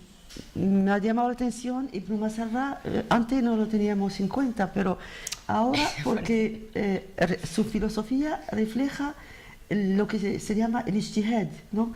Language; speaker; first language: Spanish; non-native, fluent; Arabic